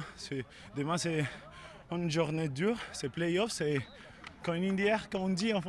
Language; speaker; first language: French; non-native, learner; English